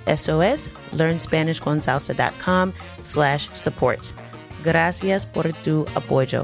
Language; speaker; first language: Spanish; non-native, fluent; English